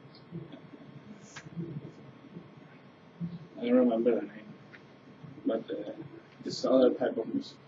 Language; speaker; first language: English; non-native, learner; Spanish